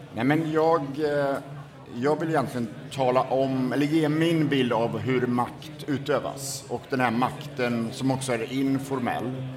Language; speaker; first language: Swedish; native; Swedish